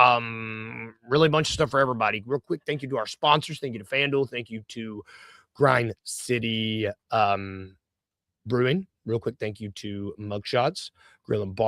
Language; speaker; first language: English; native; English